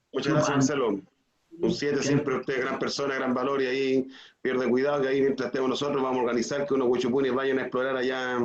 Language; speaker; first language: Spanish; native; Spanish